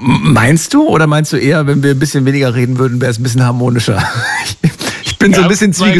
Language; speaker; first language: German; native; German